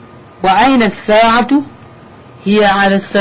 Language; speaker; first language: Arabic; non-native, learner; Indonesian